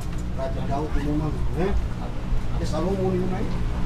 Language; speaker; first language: Indonesian; native; Indonesian